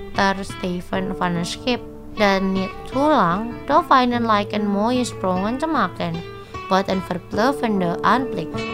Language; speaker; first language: Dutch; non-native, fluent; Indonesian